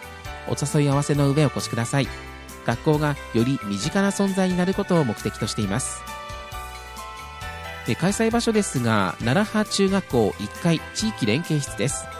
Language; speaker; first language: Japanese; native; Japanese